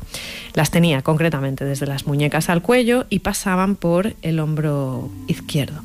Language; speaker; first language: Spanish; native; Spanish